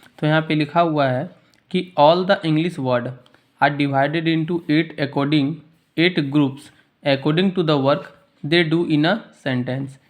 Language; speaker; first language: Hindi; native; Hindi